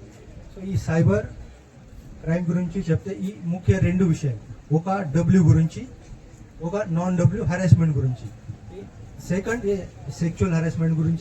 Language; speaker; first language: Telugu; non-native, learner; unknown